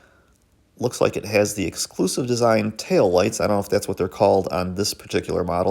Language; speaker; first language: English; native; English